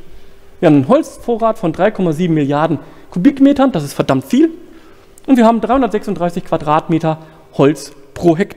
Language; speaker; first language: German; native; German